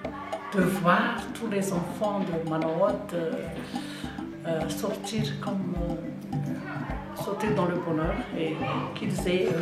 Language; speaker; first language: French; non-native, local second language; Malagasy